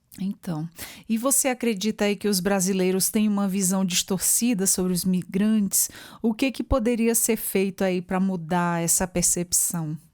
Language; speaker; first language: Portuguese; native; Portuguese